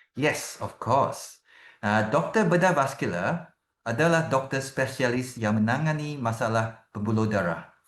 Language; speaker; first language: Malay; non-native, local second language; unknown